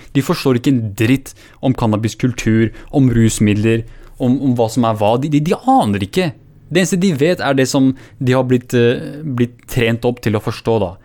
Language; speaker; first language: Norwegian; early bilingual, other home language; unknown